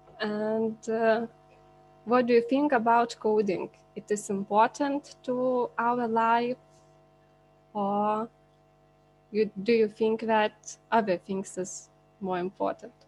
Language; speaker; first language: English; non-native, learner; Lithuanian